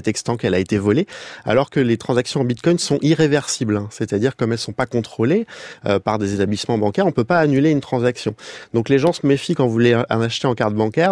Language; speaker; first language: French; native; French